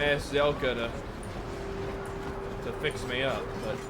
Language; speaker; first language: English; native; English